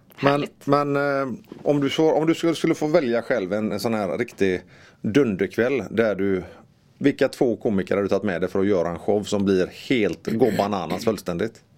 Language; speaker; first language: Swedish; native; Swedish